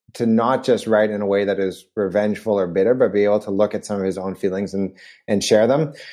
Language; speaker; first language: English; native; English